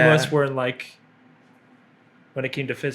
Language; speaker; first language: English; native; English